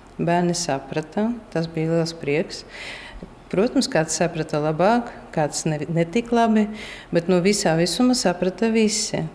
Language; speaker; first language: Latvian; non-native, local second language; Russian